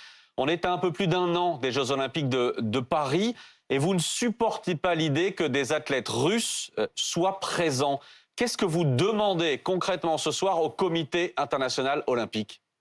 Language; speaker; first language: French; native; French